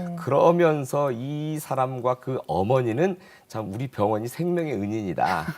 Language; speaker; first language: Korean; native; Korean